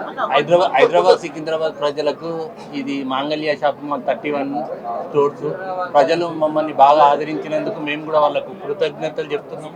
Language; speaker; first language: Telugu; native; Telugu